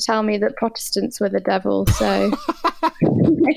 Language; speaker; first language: English; native; English